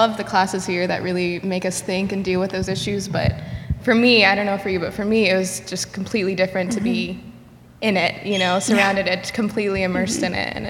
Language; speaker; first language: English; native; English